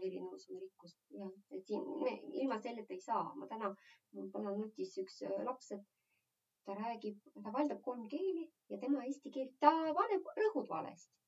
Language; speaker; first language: Estonian; non-native, local second language; Russian